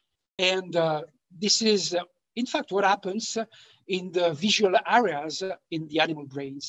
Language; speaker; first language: English; non-native, fluent; French